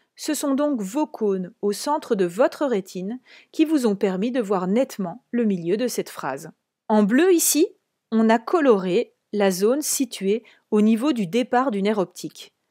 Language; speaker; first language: French; native; French